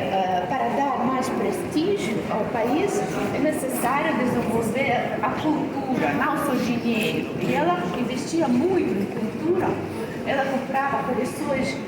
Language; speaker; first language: Portuguese; non-native, fluent; Russian